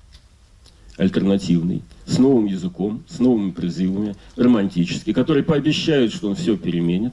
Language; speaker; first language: Russian; native; Russian